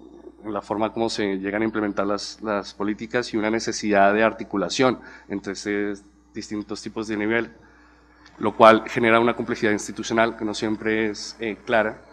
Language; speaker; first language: Spanish; native; Spanish